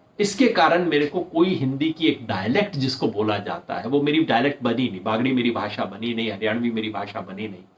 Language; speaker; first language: Hindi; native; Hindi